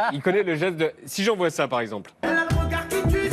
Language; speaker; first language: French; native; French